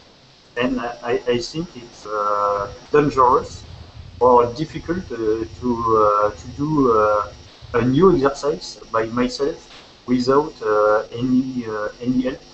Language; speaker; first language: English; non-native, learner; French